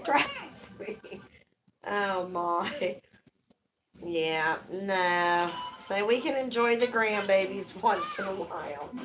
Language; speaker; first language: English; native; English